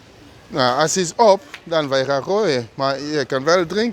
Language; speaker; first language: Dutch; non-native, learner; Lingala